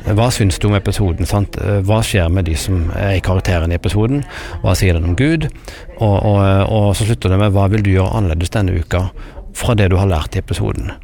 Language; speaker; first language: Norwegian; native; Norwegian